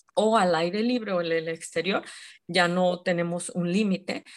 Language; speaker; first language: Spanish; native; Spanish